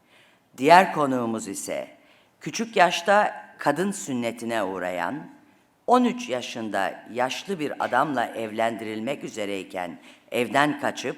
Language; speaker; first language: Turkish; native; Turkish